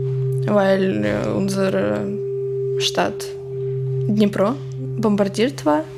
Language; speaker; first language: German; non-native, learner; Ukrainian